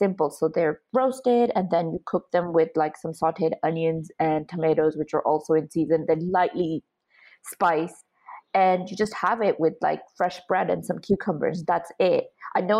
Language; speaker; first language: English; native; English